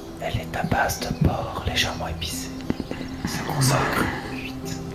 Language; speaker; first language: French; native; French